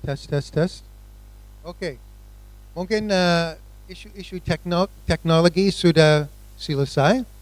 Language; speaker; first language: Indonesian; non-native, fluent; English